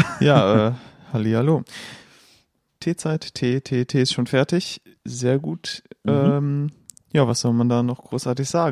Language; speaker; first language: German; native; German